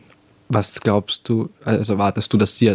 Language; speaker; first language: German; native; German